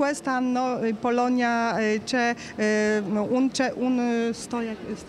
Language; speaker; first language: Italian; non-native, learner; Polish